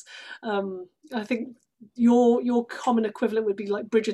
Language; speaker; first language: English; native; English